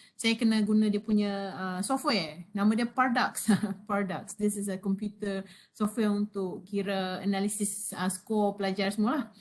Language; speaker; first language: Malay; native; Malay